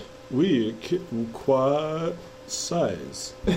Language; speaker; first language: French; non-native, learner; English